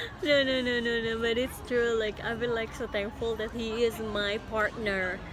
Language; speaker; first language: English; non-native, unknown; Indonesian